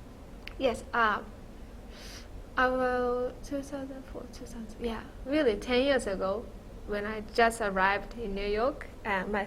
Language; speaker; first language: English; non-native, fluent; Japanese